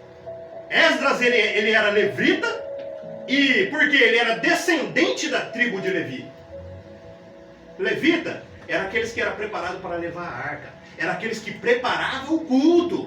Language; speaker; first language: Portuguese; native; Portuguese